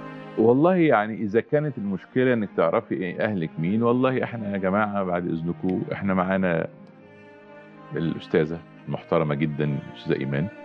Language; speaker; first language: Arabic; native; Arabic